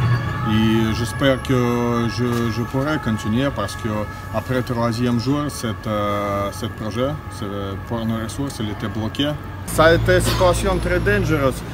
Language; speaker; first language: French; non-native, learner; Russian